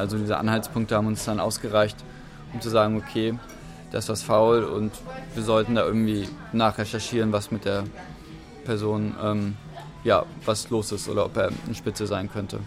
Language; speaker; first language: German; native; German